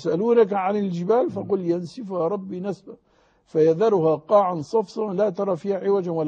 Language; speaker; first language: Arabic; native; Arabic